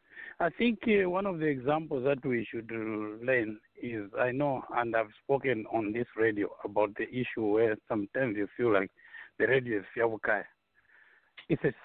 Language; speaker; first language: English; non-native, local second language; Nyanja